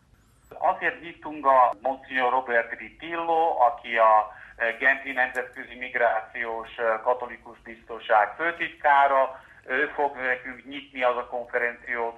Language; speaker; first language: Hungarian; non-native, fluent; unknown